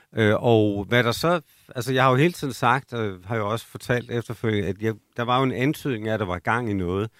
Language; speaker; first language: Danish; native; Danish